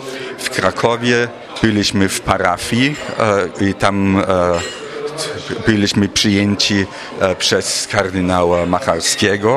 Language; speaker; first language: Polish; non-native, fluent; German